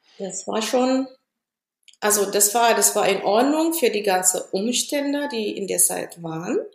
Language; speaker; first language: German; non-native, fluent; Amharic